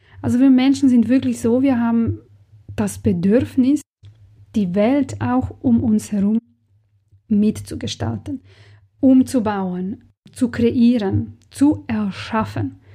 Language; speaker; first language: German; non-native, fluent; Serbian